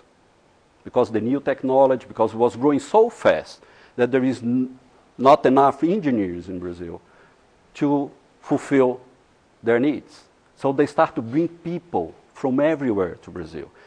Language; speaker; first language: English; non-native, fluent; Portuguese